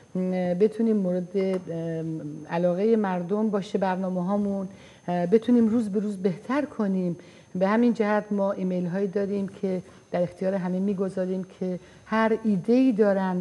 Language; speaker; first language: Persian; non-native, fluent; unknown